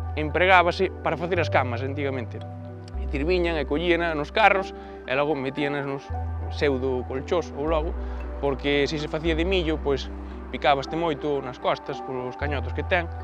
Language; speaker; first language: Galician; native; Galician